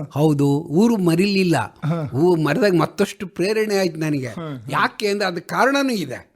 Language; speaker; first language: Kannada; native; Kannada